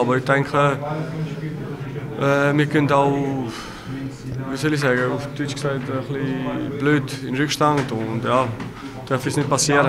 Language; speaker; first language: German; non-native, fluent; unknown